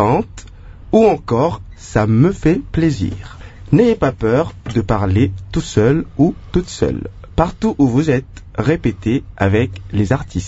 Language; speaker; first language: French; non-native, local second language; Lingala